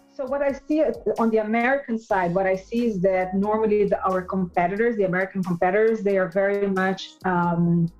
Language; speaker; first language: English; non-native, fluent; Portuguese